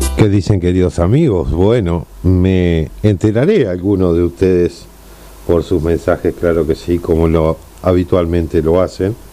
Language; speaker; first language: Spanish; native; Spanish